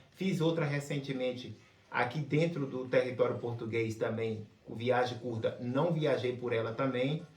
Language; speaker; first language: Portuguese; native; Portuguese